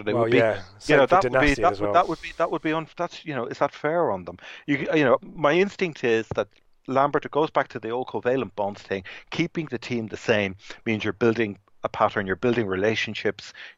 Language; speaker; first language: English; native; English